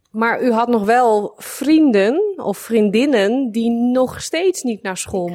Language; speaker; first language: Dutch; native; Dutch